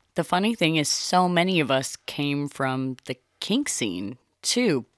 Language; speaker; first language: English; native; English